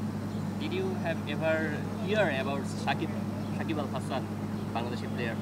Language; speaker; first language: English; non-native, learner; Bangla